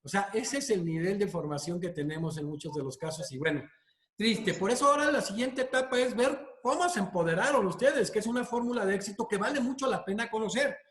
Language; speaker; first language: Spanish; native; Spanish